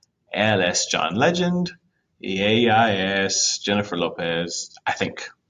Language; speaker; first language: Spanish; non-native, fluent; English